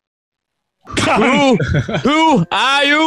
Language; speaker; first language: English; non-native, learner; Japanese